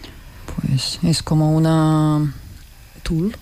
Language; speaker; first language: Spanish; non-native, learner; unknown